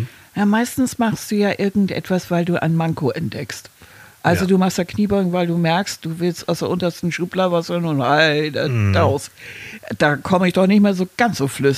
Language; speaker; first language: German; native; German